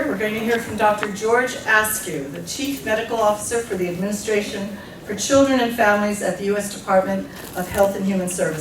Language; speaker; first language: English; native; English